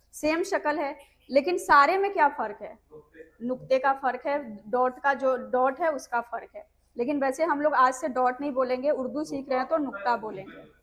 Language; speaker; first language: Hindi; non-native, local second language; Punjabi